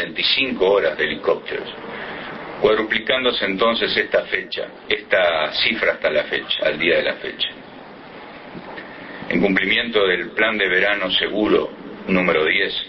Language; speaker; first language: Spanish; native; Spanish